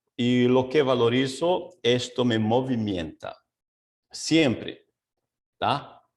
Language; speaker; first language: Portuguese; non-native, fluent; Spanish